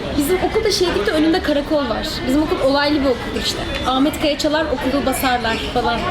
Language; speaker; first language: Turkish; native; Turkish